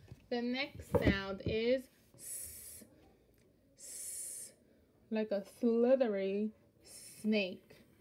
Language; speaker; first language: English; early bilingual, other home language; Spanish